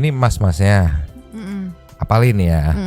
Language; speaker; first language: Indonesian; native; Indonesian